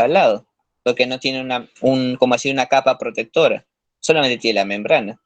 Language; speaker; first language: Spanish; native; Spanish